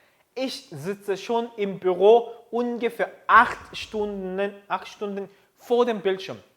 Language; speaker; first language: German; non-native, fluent; Korean